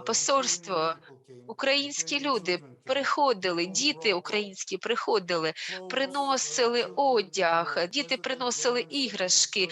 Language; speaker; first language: Ukrainian; non-native, fluent; Turkish